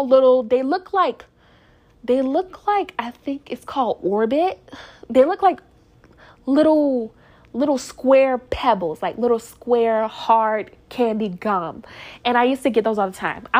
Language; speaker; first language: English; native; English